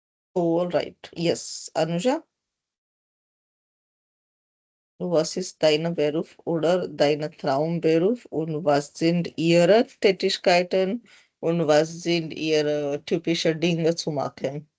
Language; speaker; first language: German; non-native, learner; Hindi